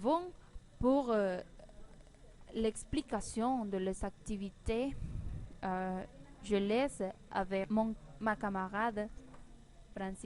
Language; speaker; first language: French; non-native, learner; Spanish